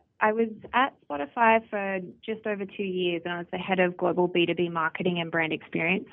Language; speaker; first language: English; native; English